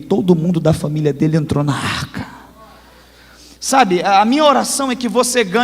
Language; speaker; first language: Portuguese; native; Portuguese